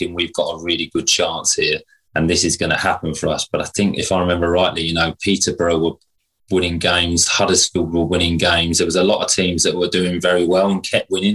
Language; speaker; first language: English; native; English